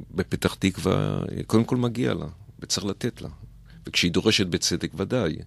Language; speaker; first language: Hebrew; native; Hebrew